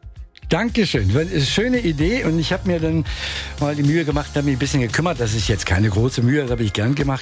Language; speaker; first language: German; native; German